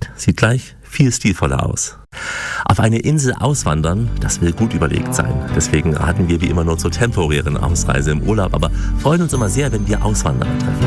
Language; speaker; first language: German; native; German